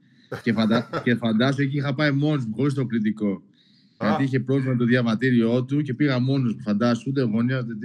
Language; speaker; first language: Greek; non-native, local second language; Albanian